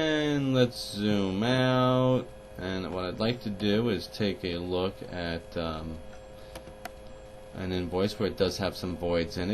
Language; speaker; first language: English; native; English